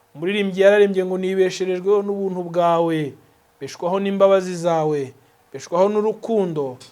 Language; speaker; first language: Kinyarwanda; native; Kinyarwanda